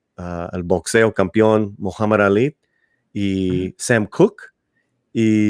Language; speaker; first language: Spanish; early bilingual, heritage; English